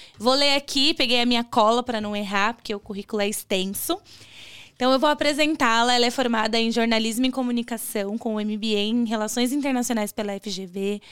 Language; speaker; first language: Portuguese; native; Portuguese